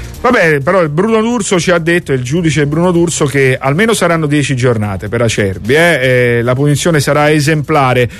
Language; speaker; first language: Italian; native; Italian